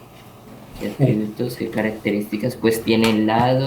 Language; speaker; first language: Spanish; native; Spanish